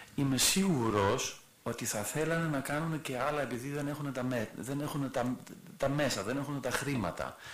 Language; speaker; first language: Greek; non-native, fluent; German